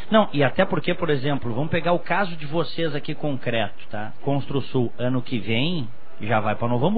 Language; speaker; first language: Portuguese; native; Portuguese